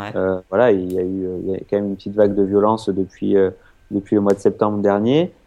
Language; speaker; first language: French; native; French